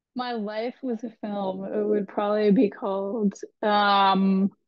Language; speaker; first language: English; native; English